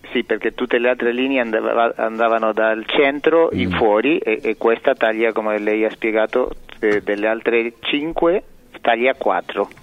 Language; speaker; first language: Italian; early bilingual, heritage; Italian